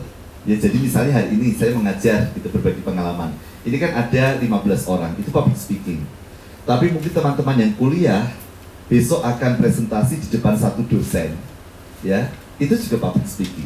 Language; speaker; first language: Indonesian; native; Indonesian